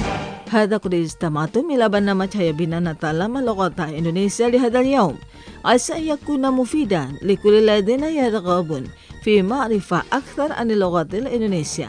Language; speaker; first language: Arabic; non-native, fluent; Indonesian